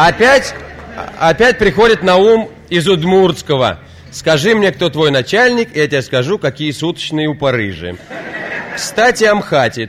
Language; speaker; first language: Russian; native; Russian